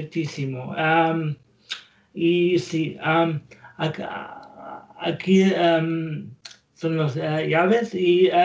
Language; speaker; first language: Spanish; non-native, learner; German